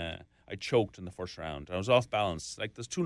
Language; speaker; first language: English; native; English